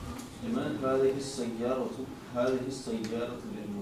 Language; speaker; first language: Arabic; non-native, learner; Urdu